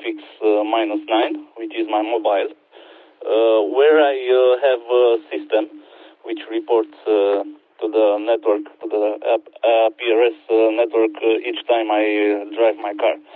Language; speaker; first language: English; non-native, fluent; Romanian